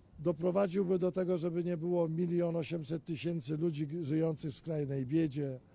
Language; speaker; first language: Polish; native; Polish